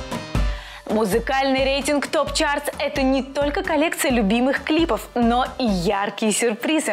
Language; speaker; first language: Russian; native; Russian